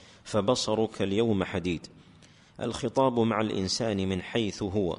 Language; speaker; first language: Arabic; native; Arabic